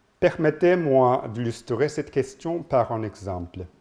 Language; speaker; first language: French; non-native, learner; Japanese